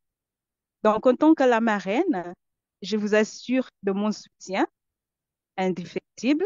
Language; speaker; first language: French; non-native, fluent; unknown